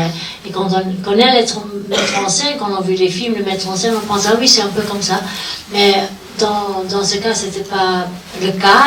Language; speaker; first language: French; non-native, fluent; German